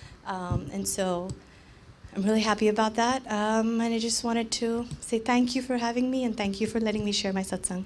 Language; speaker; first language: English; early bilingual, other home language; Hindi